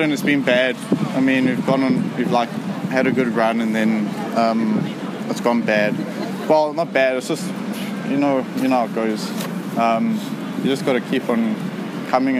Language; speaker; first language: English; native; English